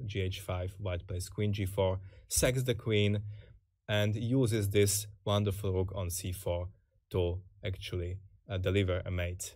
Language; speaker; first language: English; non-native, fluent; Slovak